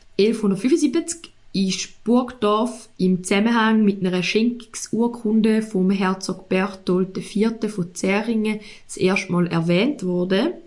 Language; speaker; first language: German; native; German